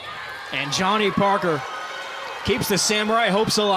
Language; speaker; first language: English; native; English